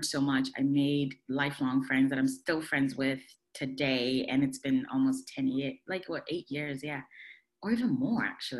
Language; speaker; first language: English; non-native, local second language; Akan